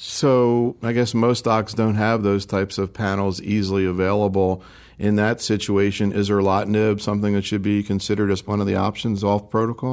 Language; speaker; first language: English; native; English